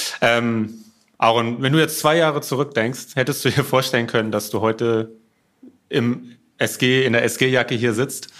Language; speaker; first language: German; native; German